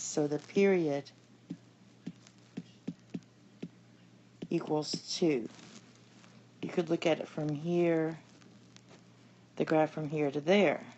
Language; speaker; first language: English; native; English